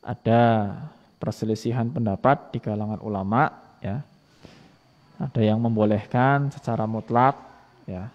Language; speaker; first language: Indonesian; non-native, local second language; Javanese